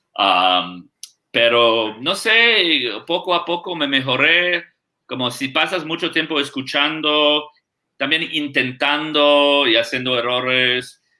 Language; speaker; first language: Spanish; non-native, fluent; French